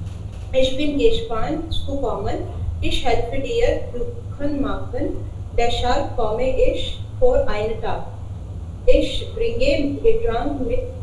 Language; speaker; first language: German; non-native, learner; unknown